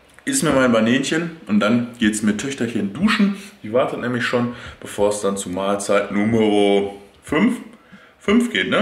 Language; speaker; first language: German; native; German